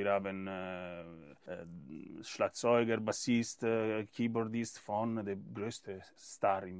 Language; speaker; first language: German; non-native, learner; Italian